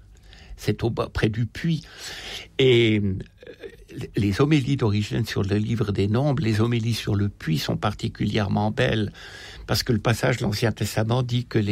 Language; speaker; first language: French; native; French